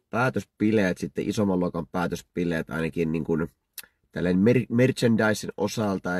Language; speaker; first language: Finnish; native; Finnish